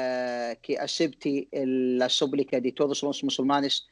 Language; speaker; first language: Spanish; non-native, learner; Arabic